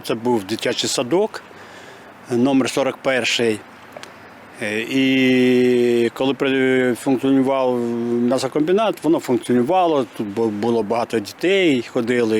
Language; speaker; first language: Ukrainian; native; Ukrainian